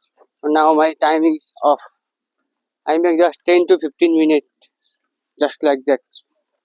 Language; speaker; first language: English; non-native, learner; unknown